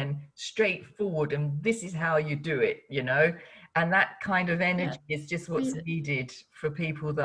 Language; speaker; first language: English; native; English